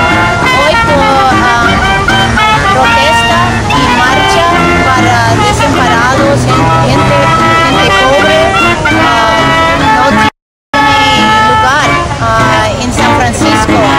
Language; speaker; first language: Spanish; non-native, learner; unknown